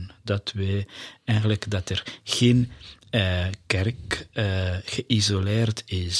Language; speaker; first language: Dutch; non-native, fluent; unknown